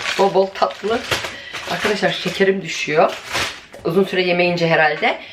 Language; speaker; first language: Turkish; early bilingual, heritage; Turkish